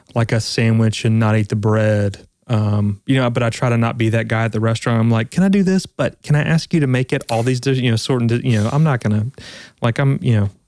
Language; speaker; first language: English; native; English